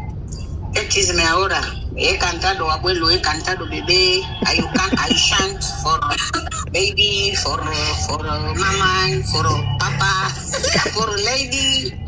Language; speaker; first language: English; non-native, learner; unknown